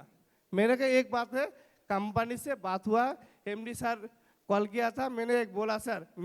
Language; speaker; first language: Hindi; non-native, local second language; Bangla